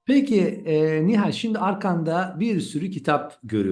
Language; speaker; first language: Turkish; native; Turkish